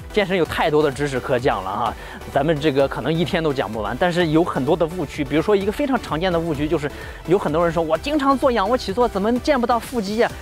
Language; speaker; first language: Chinese; native; Chinese